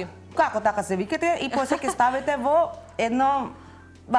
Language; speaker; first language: Macedonian; non-native, learner; Filipino